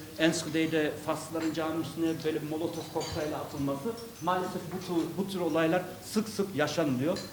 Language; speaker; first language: Turkish; early bilingual, other home language; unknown